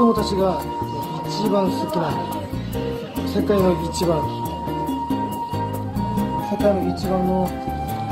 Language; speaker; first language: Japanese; non-native, fluent; Korean